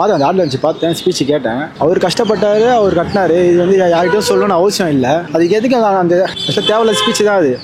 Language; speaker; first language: Tamil; native; Tamil